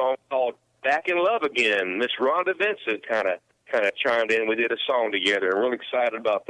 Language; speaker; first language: English; native; English